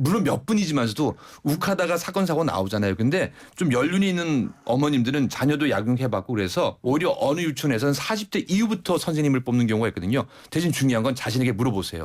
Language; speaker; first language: Korean; native; Korean